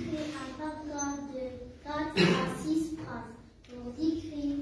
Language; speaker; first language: French; non-native, learner; Arabic